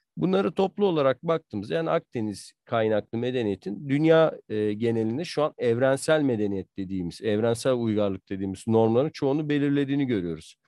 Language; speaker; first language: Turkish; native; Turkish